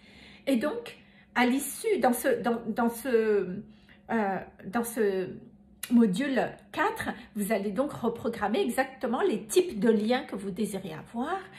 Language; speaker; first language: French; native; French